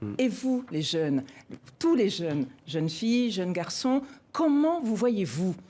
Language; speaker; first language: French; non-native, local second language; Bambara